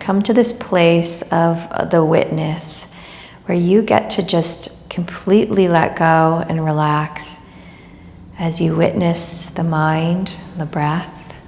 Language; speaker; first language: English; native; English